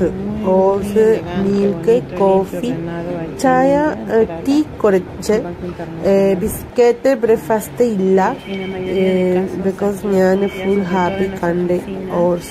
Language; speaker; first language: English; non-native, learner; Spanish